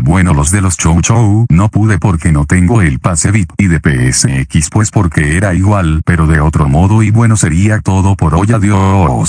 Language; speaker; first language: Spanish; native; Spanish